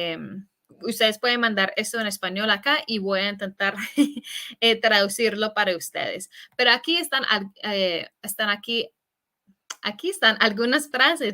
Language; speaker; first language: Spanish; non-native, fluent; English